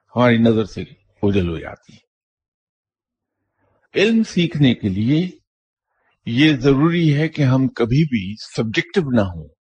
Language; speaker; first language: Urdu; non-native, local second language; Punjabi